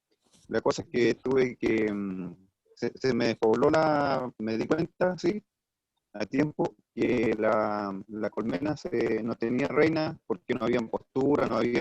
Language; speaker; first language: Spanish; native; Spanish